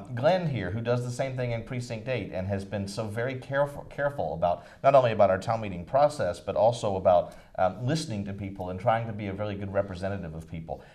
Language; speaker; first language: English; native; English